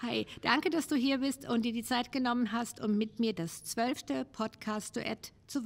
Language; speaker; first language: German; native; German